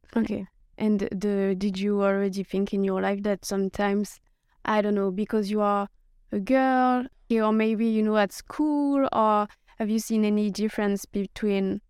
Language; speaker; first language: English; non-native, fluent; Norwegian